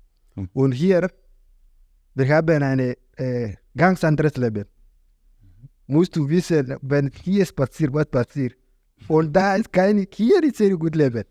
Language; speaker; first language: German; non-native, learner; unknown